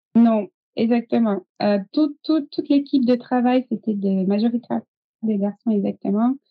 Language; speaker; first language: French; non-native, fluent; Portuguese